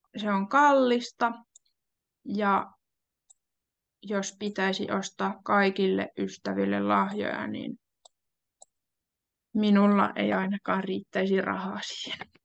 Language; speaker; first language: Finnish; native; Finnish